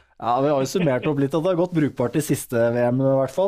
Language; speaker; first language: Norwegian; native; Norwegian